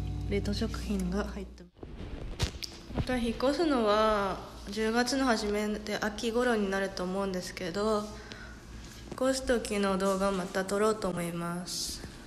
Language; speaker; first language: Japanese; early bilingual, heritage; Japanese